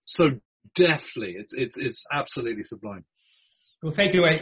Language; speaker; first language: English; native; English